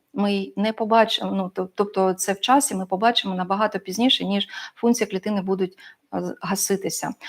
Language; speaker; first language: Ukrainian; non-native, local second language; Russian